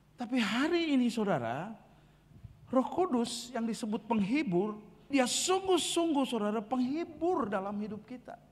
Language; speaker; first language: Indonesian; native; Indonesian